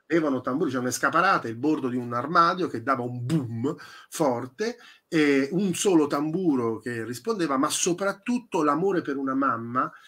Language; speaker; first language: Italian; native; Italian